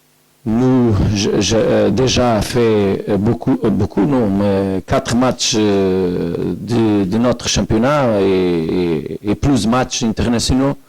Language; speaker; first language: French; non-native, learner; Portuguese